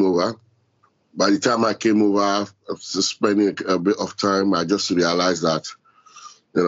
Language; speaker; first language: English; non-native, local second language; Yoruba